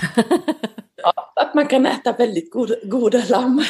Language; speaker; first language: Swedish; native; Swedish